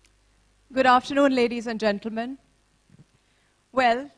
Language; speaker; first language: English; non-native, local second language; Hindi